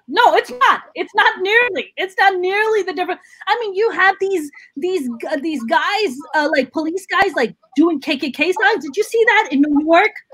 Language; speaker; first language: English; non-native, local second language; Urdu